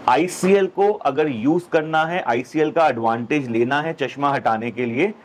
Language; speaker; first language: Hindi; native; Hindi